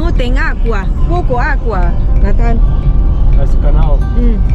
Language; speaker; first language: Portuguese; non-native, learner; Thai